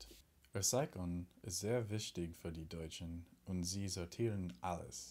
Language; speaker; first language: German; non-native, learner; English